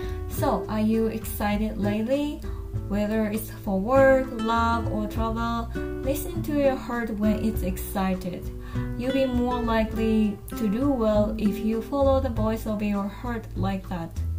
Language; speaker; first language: English; non-native, fluent; Japanese